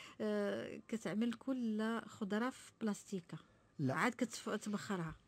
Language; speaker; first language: Arabic; native; Arabic